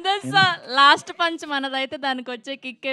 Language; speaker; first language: Telugu; native; Telugu